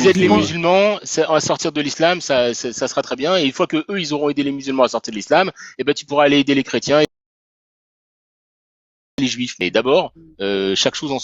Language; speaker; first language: French; native; French